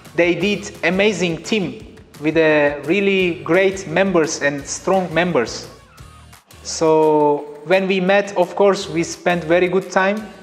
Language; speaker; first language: English; non-native, fluent; Turkish